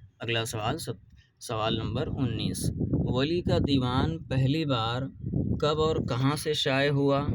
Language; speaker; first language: Urdu; native; Urdu